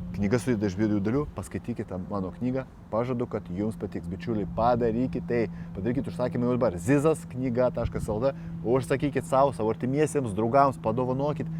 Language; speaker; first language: Lithuanian; non-native, local second language; Russian